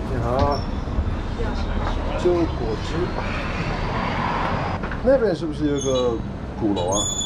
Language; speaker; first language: Chinese; non-native, fluent; English